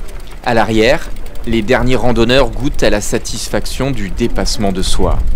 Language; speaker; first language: French; native; French